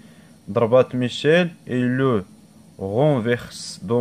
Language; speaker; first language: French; non-native, local second language; Arabic